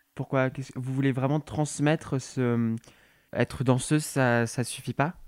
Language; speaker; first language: French; non-native, fluent; Arabic